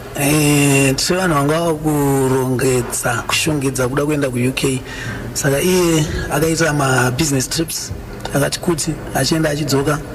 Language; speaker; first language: Shona; early bilingual, other home language; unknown